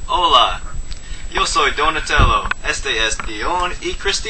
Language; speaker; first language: Spanish; non-native, learner; English